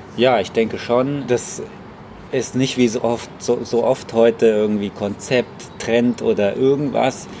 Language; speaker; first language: German; native; German